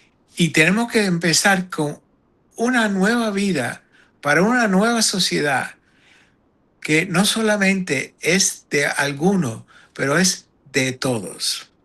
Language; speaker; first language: Spanish; non-native, fluent; English